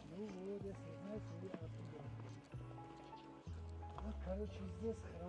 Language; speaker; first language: Russian; non-native, local second language; Tajik